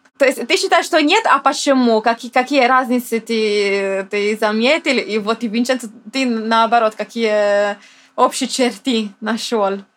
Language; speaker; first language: Russian; non-native, fluent; Italian